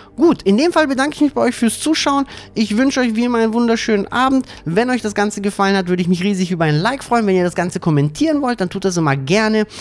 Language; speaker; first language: German; native; German